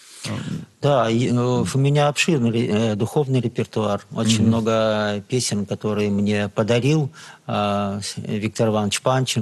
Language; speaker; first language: Russian; native; Russian